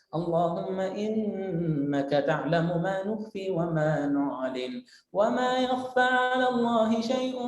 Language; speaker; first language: Arabic; native; Arabic